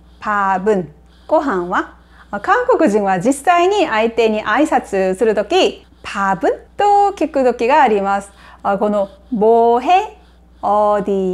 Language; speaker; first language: Japanese; non-native, fluent; Korean